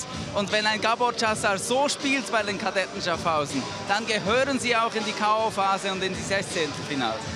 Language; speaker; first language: German; native; German